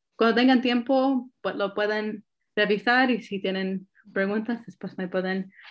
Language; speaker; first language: Spanish; early bilingual, heritage; Spanish